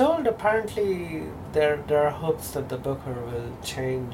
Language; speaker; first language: English; non-native, local second language; Bangla